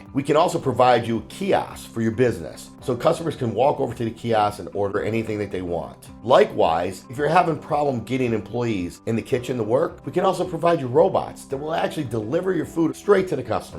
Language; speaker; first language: English; native; English